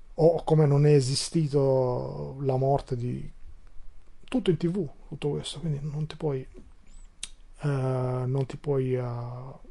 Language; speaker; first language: Italian; non-native, fluent; Albanian